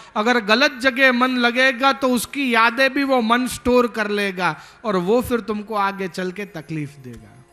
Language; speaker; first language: Hindi; non-native, local second language; Gujarati